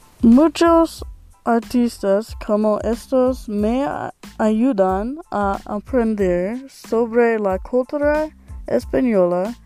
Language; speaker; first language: Spanish; non-native, learner; English